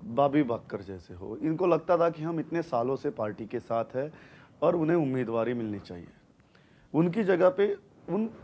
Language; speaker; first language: Hindi; non-native, local second language; Konkani